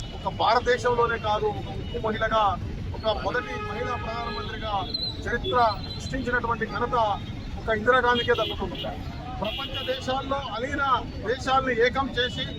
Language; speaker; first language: Telugu; native; Telugu